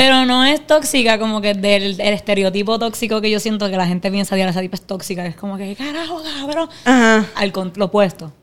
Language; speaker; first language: Spanish; native; Spanish